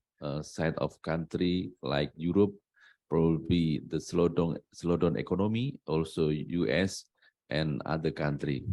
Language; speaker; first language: English; non-native, learner; Indonesian